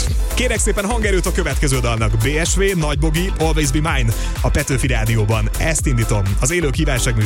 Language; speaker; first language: Hungarian; native; Hungarian